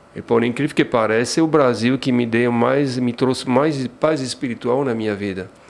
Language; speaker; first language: Portuguese; non-native, fluent; French